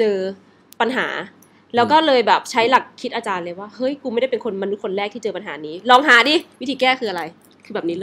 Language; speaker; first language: Thai; native; Thai